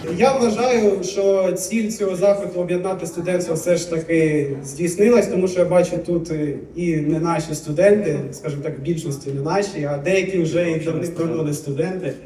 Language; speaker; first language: Ukrainian; native; Ukrainian